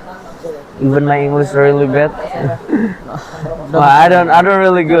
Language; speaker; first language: English; non-native, learner; Indonesian